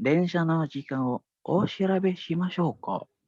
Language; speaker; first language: Japanese; non-native, learner; Indonesian